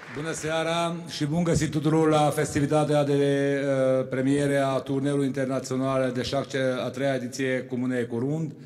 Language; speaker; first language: Romanian; non-native, local second language; Hungarian